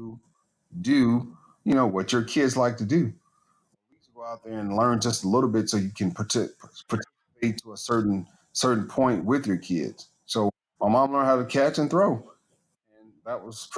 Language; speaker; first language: English; native; English